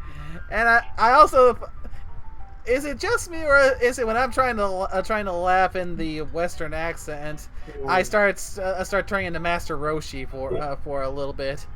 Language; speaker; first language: English; native; English